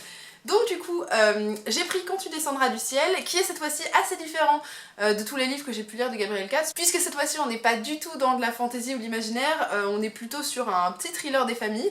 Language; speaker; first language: French; native; French